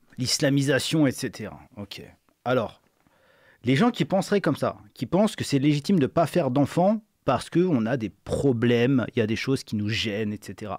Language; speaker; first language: French; native; French